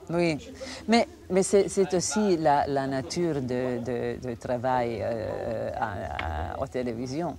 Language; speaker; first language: French; non-native, fluent; Croatian